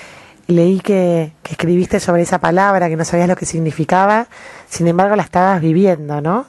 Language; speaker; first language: Spanish; native; Spanish